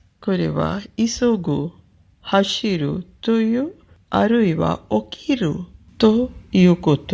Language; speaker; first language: Japanese; non-native, fluent; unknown